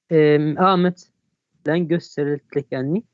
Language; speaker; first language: Hungarian; non-native, learner; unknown